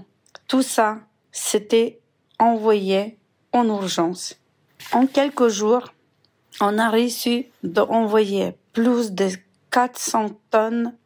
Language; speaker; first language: French; non-native, fluent; Ukrainian